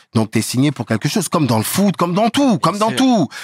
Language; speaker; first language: French; native; French